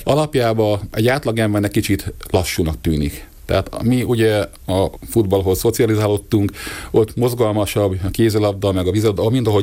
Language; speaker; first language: Hungarian; native; Hungarian